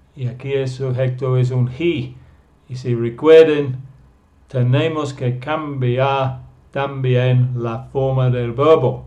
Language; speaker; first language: Spanish; non-native, fluent; English